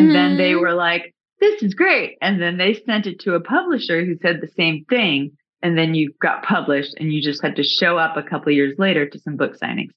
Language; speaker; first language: English; native; English